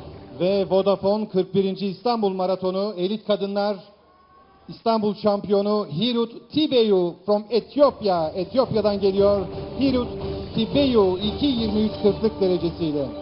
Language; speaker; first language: Turkish; native; Turkish